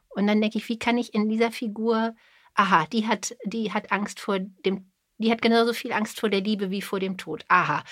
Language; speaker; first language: German; native; German